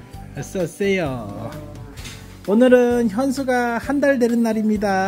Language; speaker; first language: Korean; native; Korean